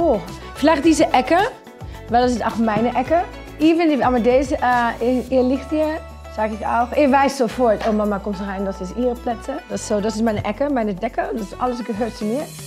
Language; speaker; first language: German; non-native, fluent; Dutch